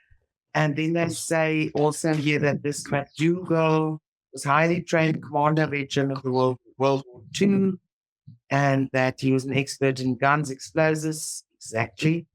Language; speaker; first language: English; non-native, local second language; Afrikaans